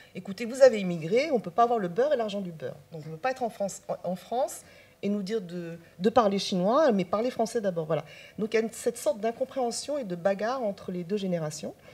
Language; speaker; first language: French; non-native, local second language; Chinese